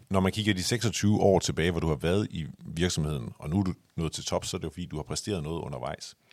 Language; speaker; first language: Danish; native; Danish